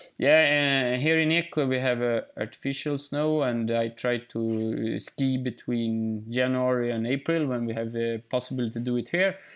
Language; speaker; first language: English; non-native, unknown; Swedish